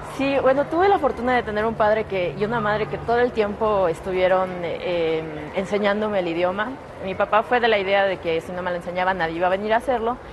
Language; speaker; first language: Spanish; non-native, local second language; Yucateco